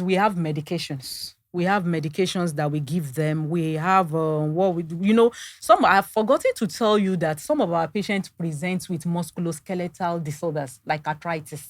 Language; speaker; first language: English; non-native, local second language; Yoruba